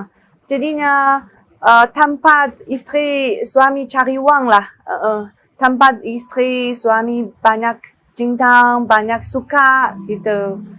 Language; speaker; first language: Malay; non-native, learner; Chinese